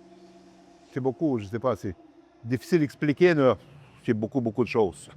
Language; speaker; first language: French; non-native, learner; Russian